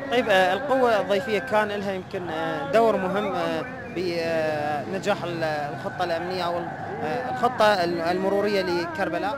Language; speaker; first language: Arabic; native; Arabic